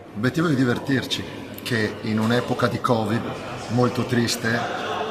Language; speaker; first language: Italian; native; Italian